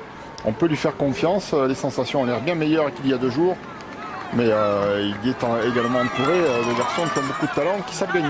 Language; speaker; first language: French; native; French